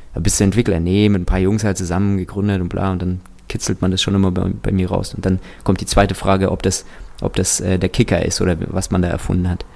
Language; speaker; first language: German; early bilingual, other home language; Russian